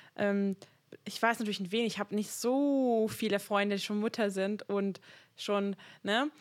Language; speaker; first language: German; non-native, fluent; Hungarian